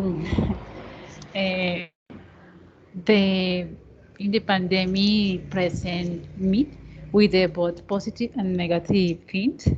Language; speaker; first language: English; non-native, learner; Spanish